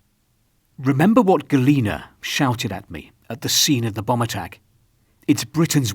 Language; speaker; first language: English; native; English